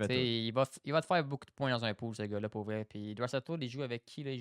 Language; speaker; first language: French; native; French